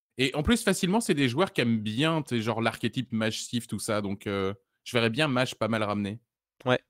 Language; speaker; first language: French; native; French